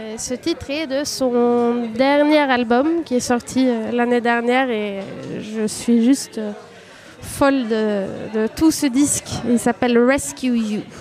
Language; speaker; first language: French; non-native, fluent; Swedish